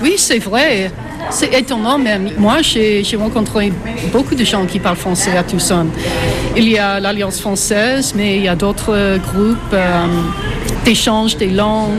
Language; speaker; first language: French; non-native, fluent; English